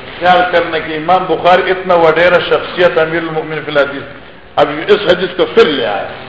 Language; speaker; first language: Urdu; non-native, local second language; Northern Hindko